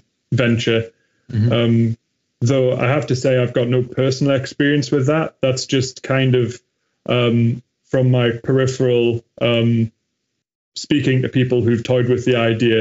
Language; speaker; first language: English; native; English